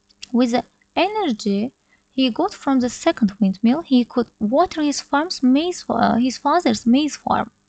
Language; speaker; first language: English; non-native, fluent; Azerbaijani